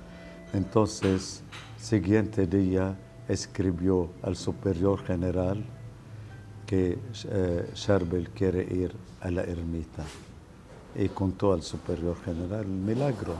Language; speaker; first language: Spanish; non-native, fluent; Arabic